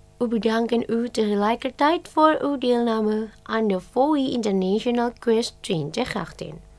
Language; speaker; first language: Dutch; non-native, fluent; Indonesian